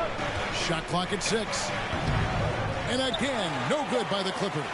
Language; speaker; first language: English; native; English